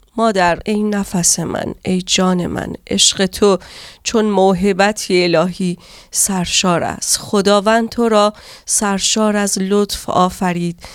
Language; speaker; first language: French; non-native, learner; Persian